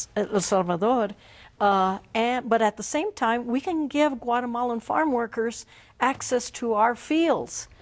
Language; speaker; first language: English; native; English